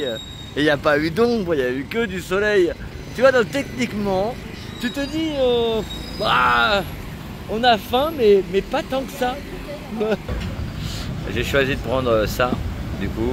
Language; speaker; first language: French; native; French